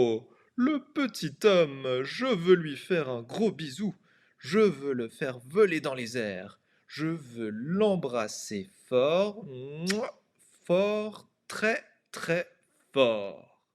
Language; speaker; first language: French; non-native, fluent; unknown